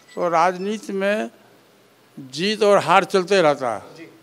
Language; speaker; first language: Hindi; native; Hindi